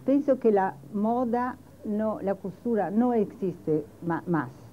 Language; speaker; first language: Spanish; non-native, learner; Italian